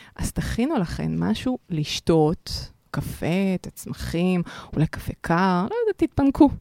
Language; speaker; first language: Hebrew; early bilingual, other home language; Russian